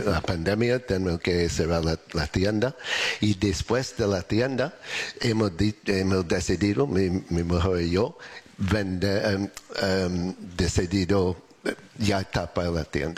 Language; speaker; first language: Spanish; non-native, learner; English